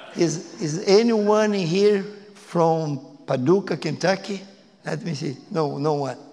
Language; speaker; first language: English; non-native, learner; Portuguese